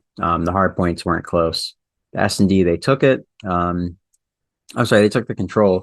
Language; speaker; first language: English; native; English